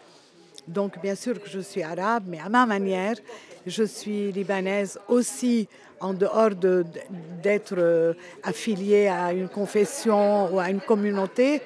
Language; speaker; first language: French; non-native, local second language; Arabic